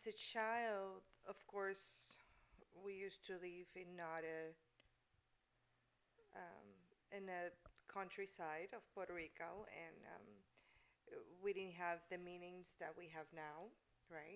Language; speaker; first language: English; non-native, fluent; Spanish